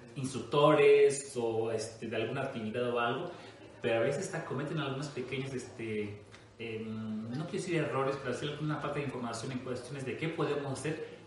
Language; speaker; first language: Spanish; native; Spanish